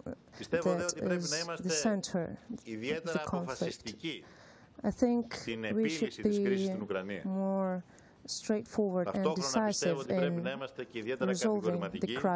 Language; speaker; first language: Greek; native; Greek